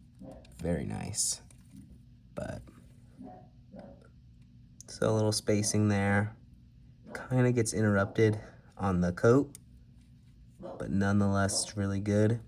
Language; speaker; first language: English; native; English